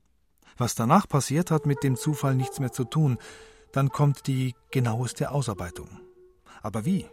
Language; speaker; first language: German; native; German